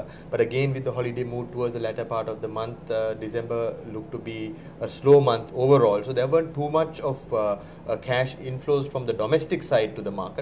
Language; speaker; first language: English; non-native, local second language; Sinhala